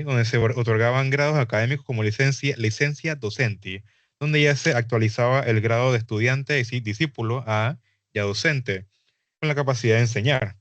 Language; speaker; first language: Spanish; native; Spanish